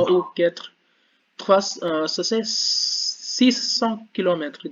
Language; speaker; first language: French; non-native, learner; Hindi